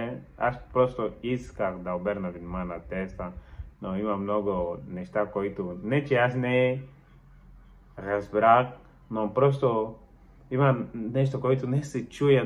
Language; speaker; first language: Bulgarian; non-native, learner; Portuguese